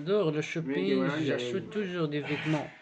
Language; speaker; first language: French; non-native, learner; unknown